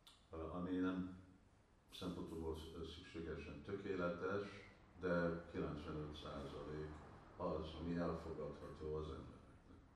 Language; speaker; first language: Hungarian; early bilingual, heritage; Hungarian